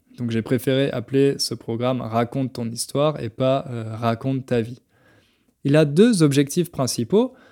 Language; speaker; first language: French; native; French